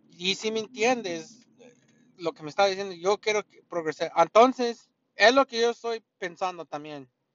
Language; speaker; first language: Spanish; early bilingual, heritage; Spanish